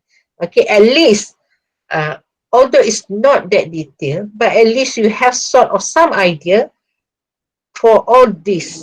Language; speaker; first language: English; non-native, local second language; Malay